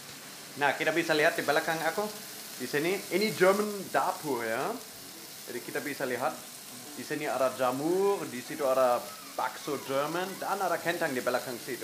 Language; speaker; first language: Indonesian; non-native, fluent; German